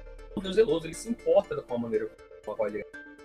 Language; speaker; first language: Portuguese; native; Portuguese